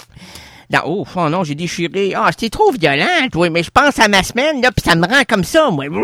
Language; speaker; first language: French; native; French